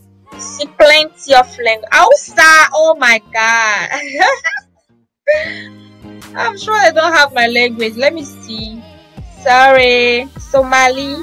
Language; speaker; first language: English; non-native, fluent; French